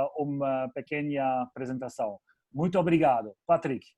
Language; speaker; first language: Portuguese; non-native, fluent; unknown